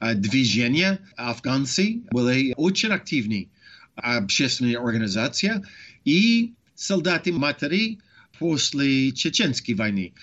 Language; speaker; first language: Russian; non-native, fluent; English